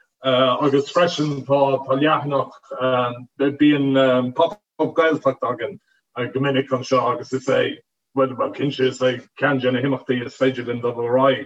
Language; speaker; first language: Irish; non-native, fluent; English